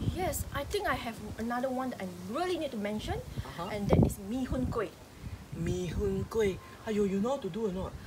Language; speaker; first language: English; non-native, local second language; Min Nan Chinese